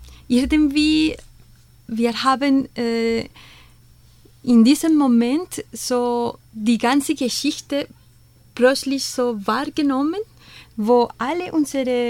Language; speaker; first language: German; non-native, fluent; Spanish